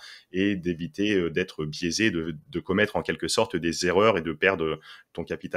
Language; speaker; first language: French; native; French